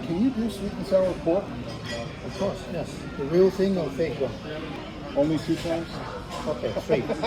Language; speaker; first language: English; non-native, learner; Ukrainian